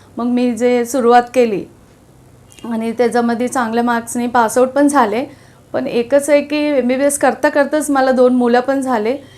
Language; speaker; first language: Marathi; non-native, local second language; Telugu